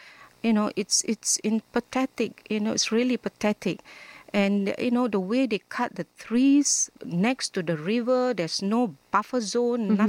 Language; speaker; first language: English; non-native, local second language; Malay